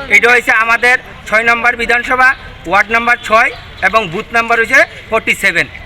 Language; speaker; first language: Bangla; native; Bangla